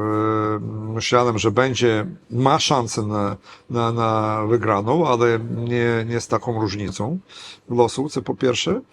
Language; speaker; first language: Polish; non-native, fluent; Ukrainian